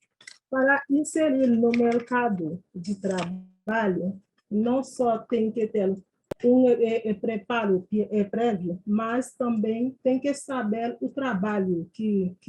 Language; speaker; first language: Portuguese; non-native, fluent; Haitian Creole